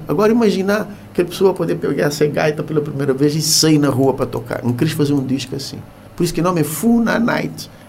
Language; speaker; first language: Portuguese; non-native, local second language; Kabuverdianu